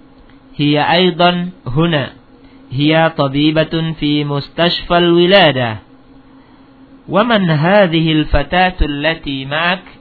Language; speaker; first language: Arabic; non-native, fluent; Indonesian